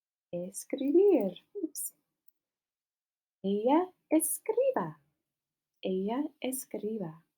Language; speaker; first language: Spanish; non-native, fluent; English